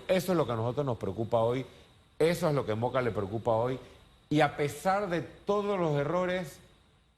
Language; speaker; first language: Spanish; native; Spanish